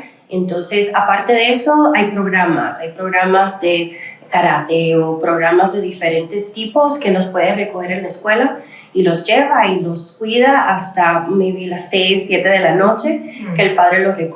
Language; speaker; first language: Spanish; early bilingual, other home language; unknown